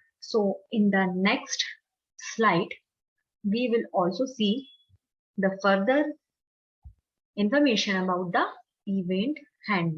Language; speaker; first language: English; non-native, local second language; Hindi